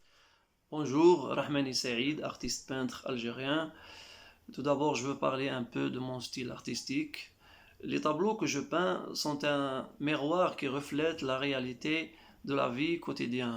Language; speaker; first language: French; non-native, local second language; Arabic